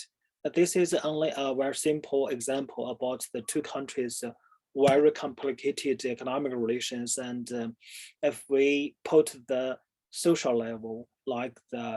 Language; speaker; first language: English; non-native, fluent; Chinese